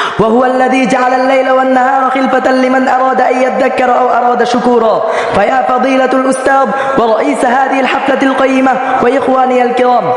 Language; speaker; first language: Arabic; non-native, learner; Bangla